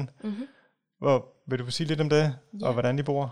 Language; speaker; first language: Danish; native; Danish